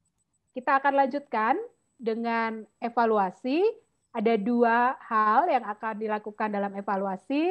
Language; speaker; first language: Indonesian; native; Indonesian